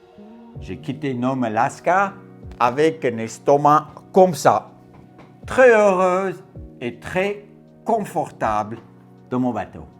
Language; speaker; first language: French; non-native, fluent; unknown